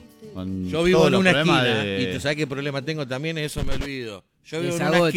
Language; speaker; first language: Spanish; native; Spanish